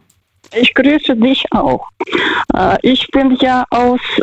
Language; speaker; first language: German; non-native, fluent; Russian